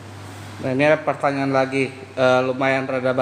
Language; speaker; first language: Indonesian; native; Indonesian